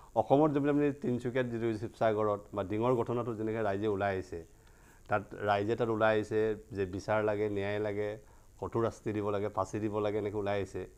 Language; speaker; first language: Assamese; native; Assamese